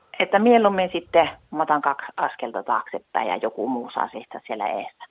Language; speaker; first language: Finnish; early bilingual, heritage; Finnish